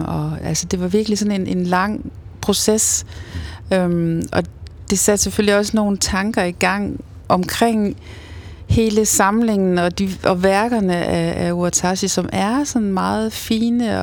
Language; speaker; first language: Danish; native; Danish